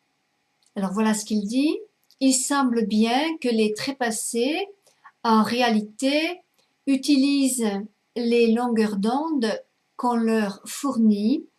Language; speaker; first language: French; native; French